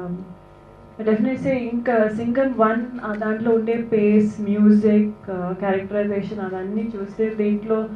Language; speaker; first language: Telugu; non-native, fluent; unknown